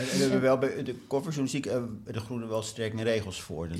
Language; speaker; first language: Dutch; native; Dutch